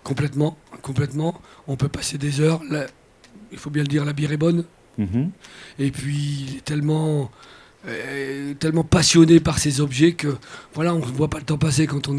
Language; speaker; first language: French; native; French